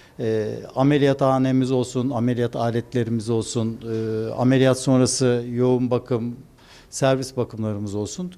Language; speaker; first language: Turkish; native; Turkish